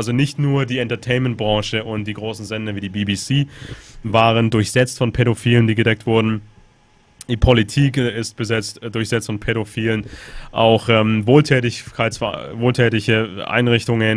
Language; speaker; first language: German; native; German